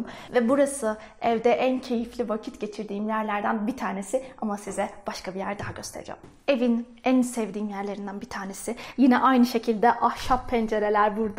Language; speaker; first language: Turkish; native; Turkish